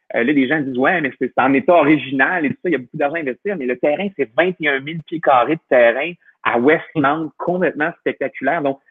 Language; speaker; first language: French; native; French